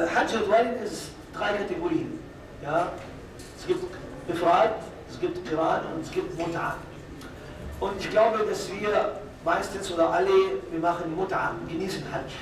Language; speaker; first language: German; non-native, fluent; Arabic